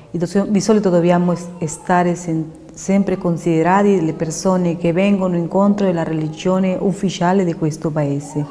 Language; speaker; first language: Italian; non-native, fluent; Portuguese